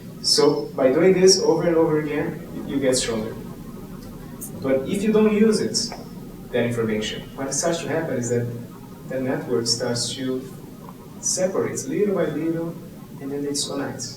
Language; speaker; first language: English; non-native, fluent; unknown